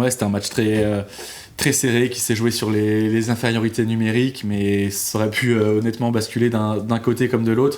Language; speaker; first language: French; native; French